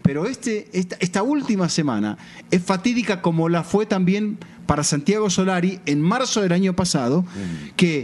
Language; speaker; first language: Spanish; native; Spanish